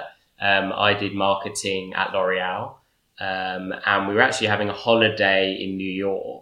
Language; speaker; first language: English; native; English